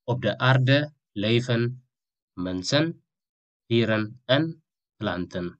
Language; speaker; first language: Dutch; non-native, fluent; Tigrinya